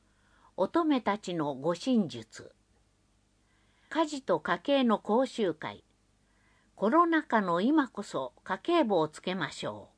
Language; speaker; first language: Japanese; native; Japanese